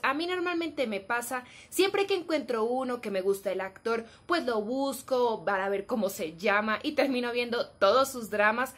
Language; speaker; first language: Spanish; native; Spanish